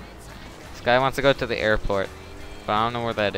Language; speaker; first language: English; native; English